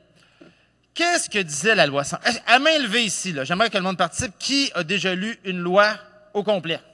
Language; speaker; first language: French; native; French